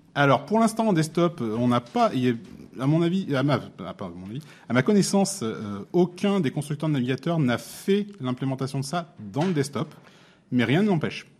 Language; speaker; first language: French; native; French